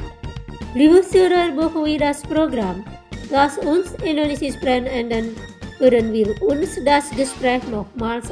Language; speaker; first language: German; non-native, fluent; Indonesian